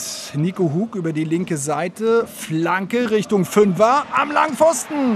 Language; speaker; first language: German; native; German